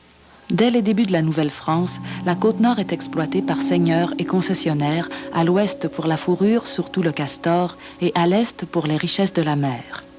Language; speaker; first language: French; native; French